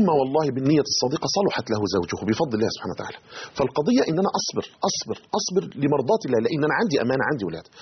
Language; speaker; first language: Arabic; native; Arabic